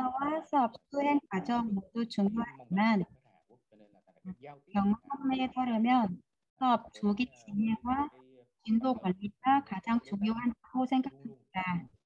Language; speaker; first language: Korean; non-native, fluent; Vietnamese